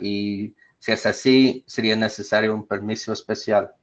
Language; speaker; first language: Spanish; non-native, fluent; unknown